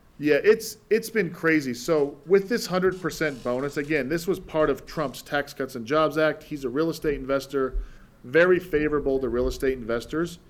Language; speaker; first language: English; native; English